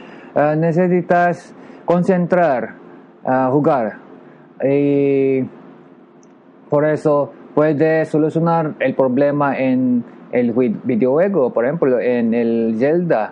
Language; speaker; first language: Spanish; non-native, learner; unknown